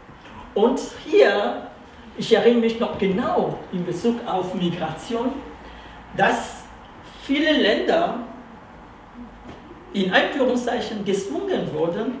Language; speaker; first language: German; non-native, fluent; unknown